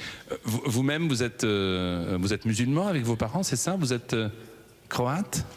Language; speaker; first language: French; native; French